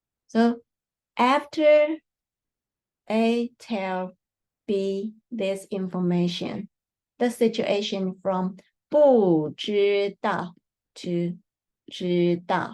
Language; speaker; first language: English; non-native, fluent; Chinese